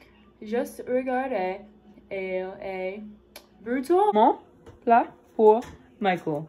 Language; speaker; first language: French; non-native, learner; English